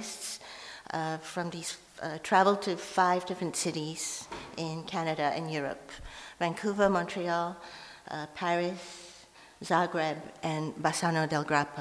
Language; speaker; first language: English; non-native, local second language; Min Nan Chinese